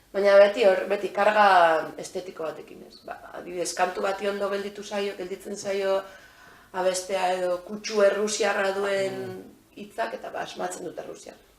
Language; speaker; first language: Basque; native; Basque